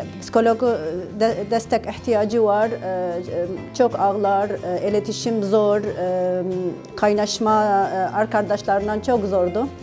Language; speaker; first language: Turkish; non-native, learner; Arabic